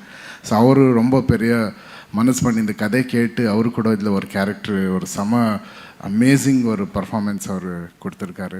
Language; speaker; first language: Tamil; non-native, local second language; Kannada